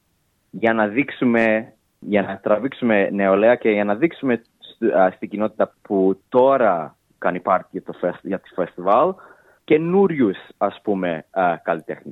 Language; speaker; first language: Greek; early bilingual, heritage; English